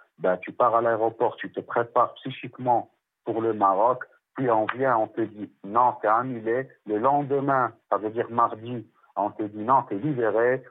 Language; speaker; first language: French; non-native, local second language; Arabic